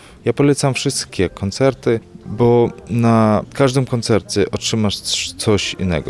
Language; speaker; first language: Polish; non-native, fluent; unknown